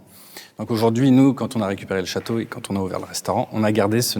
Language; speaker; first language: French; native; French